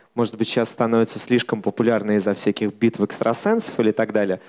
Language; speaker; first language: Russian; native; Russian